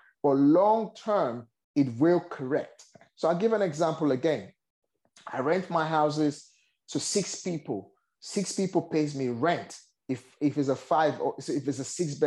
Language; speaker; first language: English; non-native, local second language; Yoruba